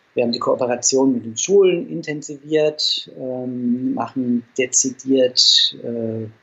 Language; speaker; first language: German; native; German